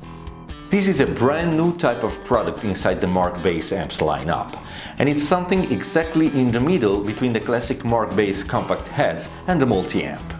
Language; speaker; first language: English; non-native, fluent; Italian